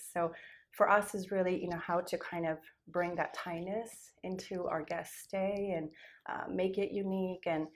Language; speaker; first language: English; native; English